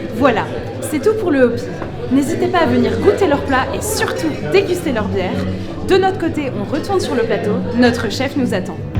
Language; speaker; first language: French; native; French